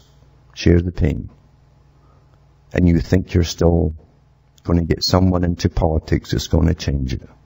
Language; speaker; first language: English; native; English